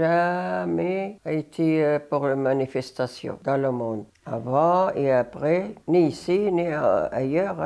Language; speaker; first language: French; non-native, learner; Arabic